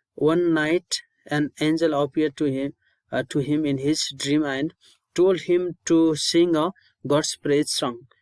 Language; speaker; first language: English; non-native, local second language; Nepali